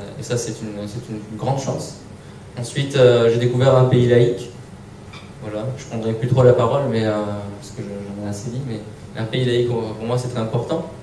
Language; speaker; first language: French; early bilingual, other home language; Persian